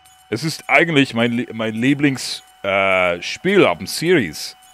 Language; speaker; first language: German; early bilingual, heritage; German